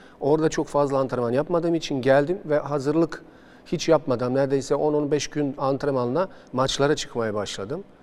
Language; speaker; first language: Turkish; non-native, fluent; Bosnian